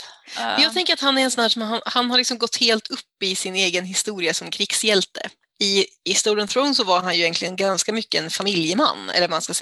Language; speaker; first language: Swedish; native; Swedish